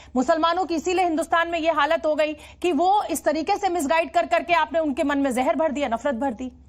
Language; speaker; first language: Hindi; native; Hindi